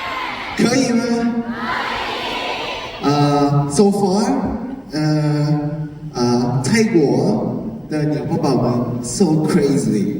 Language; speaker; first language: Chinese; non-native, learner; Thai